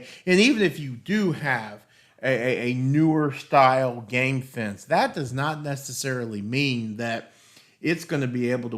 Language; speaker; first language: English; native; English